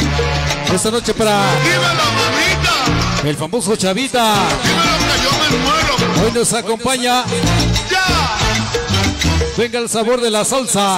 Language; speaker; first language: Spanish; native; Spanish